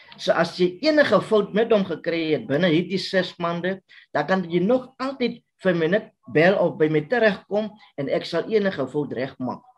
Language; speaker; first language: Afrikaans; native; Afrikaans